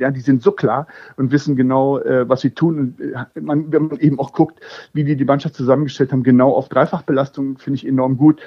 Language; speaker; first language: German; native; German